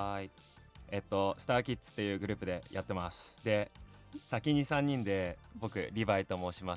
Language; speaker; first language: Japanese; native; Japanese